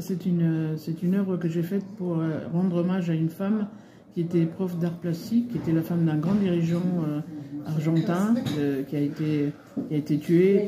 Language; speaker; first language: French; early bilingual, other home language; Spanish